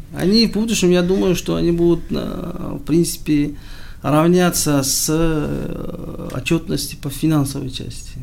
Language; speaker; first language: Russian; non-native, local second language; Tajik